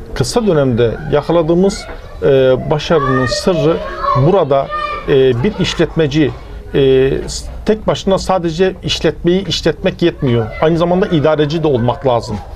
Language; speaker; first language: Turkish; native; Turkish